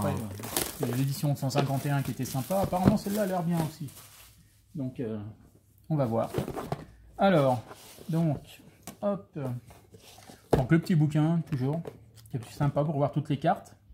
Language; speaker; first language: French; native; French